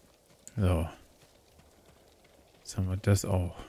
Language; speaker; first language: German; native; German